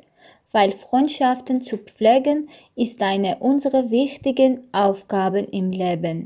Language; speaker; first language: German; non-native, learner; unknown